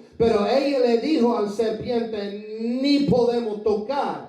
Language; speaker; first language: Spanish; non-native, fluent; English